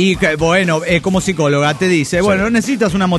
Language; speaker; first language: Spanish; native; Spanish